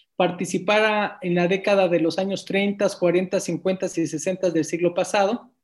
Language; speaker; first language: Spanish; native; Spanish